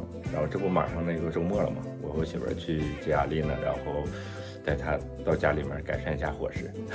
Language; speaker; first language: Chinese; native; Chinese